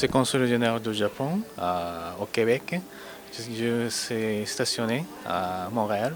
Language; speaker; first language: French; non-native, fluent; Japanese